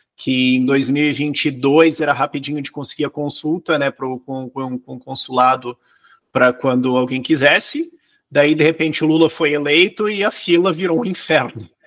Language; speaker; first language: Portuguese; native; Portuguese